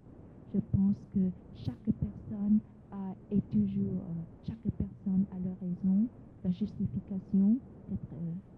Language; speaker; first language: French; non-native, fluent; Vietnamese